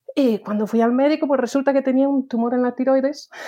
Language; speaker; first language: Spanish; native; Spanish